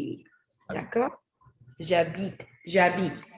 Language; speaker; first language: French; non-native, learner; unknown